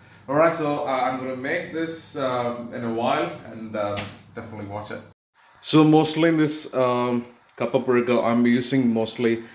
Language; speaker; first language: English; non-native, local second language; Malayalam